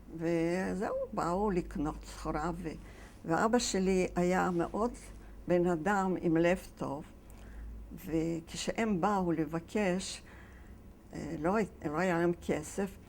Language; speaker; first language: Hebrew; non-native, fluent; Yiddish